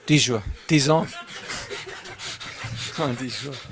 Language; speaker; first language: French; non-native, learner; German